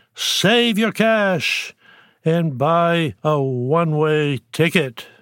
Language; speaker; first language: English; native; English